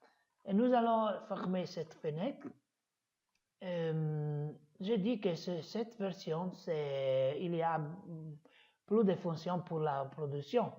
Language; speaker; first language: French; non-native, fluent; Italian